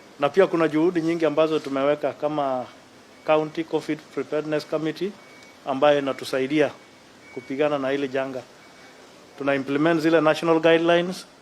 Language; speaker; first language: Swahili; native; Swahili